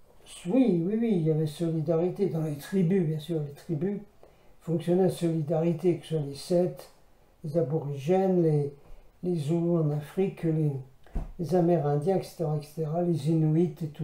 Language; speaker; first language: French; native; French